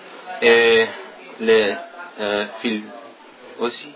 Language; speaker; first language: French; non-native, learner; English